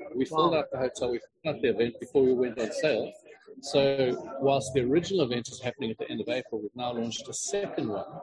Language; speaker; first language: English; native; English